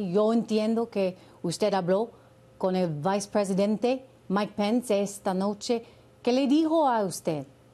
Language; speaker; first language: Spanish; non-native, learner; English